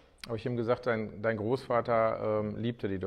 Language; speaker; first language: German; native; German